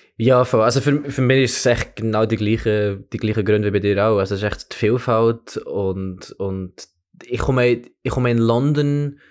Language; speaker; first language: German; native; German